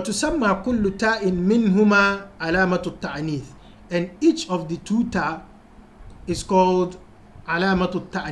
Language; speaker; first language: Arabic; non-native, fluent; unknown